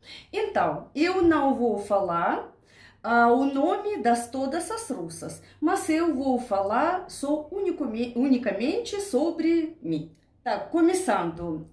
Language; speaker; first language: Portuguese; non-native, learner; Russian